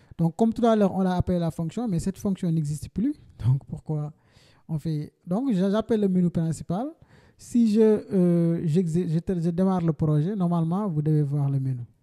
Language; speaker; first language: French; non-native, local second language; Wolof